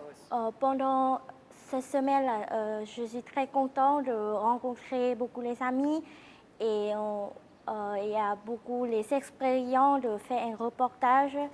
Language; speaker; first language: French; non-native, learner; Lao